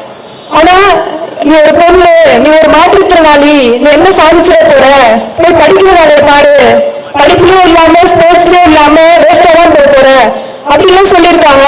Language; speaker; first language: Tamil; native; Tamil